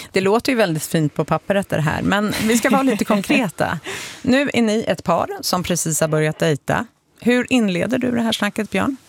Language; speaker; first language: Swedish; native; Swedish